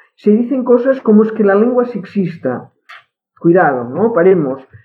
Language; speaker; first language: Spanish; non-native, local second language; Catalan